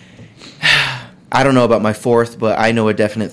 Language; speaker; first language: English; native; English